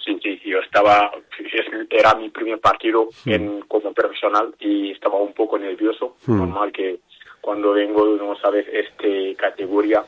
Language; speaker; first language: Spanish; non-native, learner; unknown